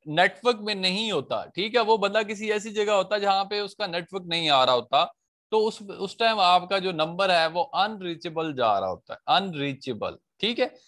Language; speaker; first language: Urdu; non-native, local second language; Punjabi